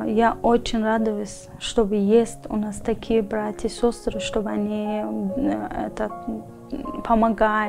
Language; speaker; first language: Russian; non-native, learner; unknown